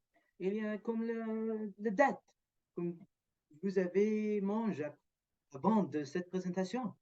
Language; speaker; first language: French; non-native, learner; Arabic